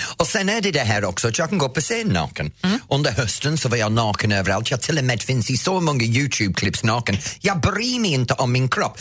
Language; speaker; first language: Swedish; non-native, fluent; English